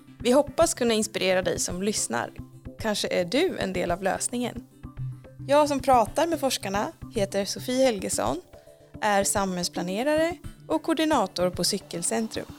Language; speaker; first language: Swedish; native; Swedish